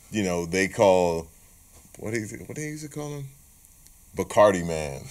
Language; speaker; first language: English; native; English